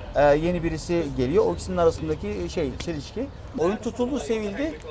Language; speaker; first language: Turkish; native; Turkish